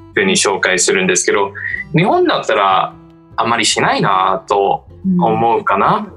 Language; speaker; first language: Japanese; non-native, fluent; English